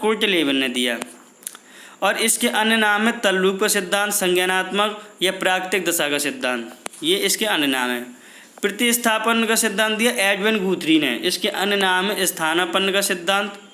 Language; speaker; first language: Hindi; native; Hindi